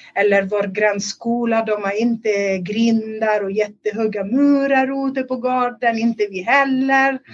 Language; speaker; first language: Swedish; non-native, fluent; Italian